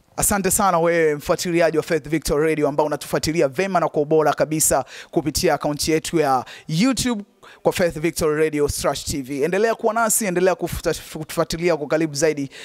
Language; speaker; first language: Swahili; native; Swahili